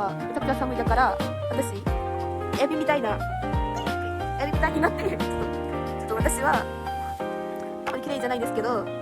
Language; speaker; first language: Japanese; non-native, learner; Burmese